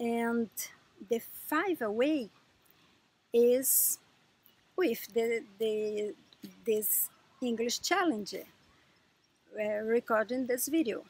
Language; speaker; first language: English; non-native, learner; Portuguese